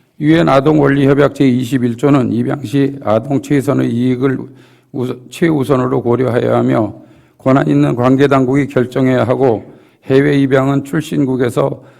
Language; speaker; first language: Korean; native; Korean